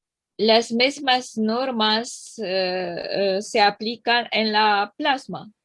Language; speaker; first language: Spanish; non-native, learner; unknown